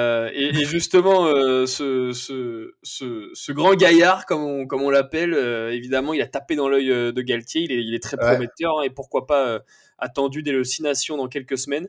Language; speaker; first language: French; native; French